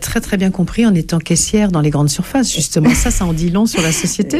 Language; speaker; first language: French; native; French